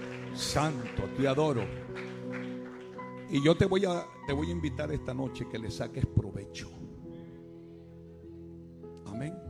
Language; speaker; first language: Spanish; native; Spanish